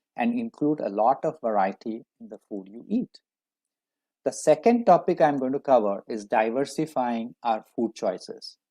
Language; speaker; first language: English; non-native, local second language; Marathi